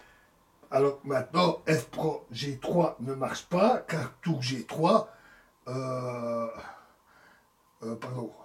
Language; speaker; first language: French; native; French